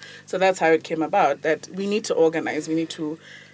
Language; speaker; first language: English; non-native, local second language; Tswana